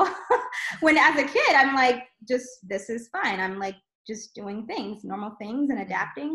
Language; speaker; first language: English; native; English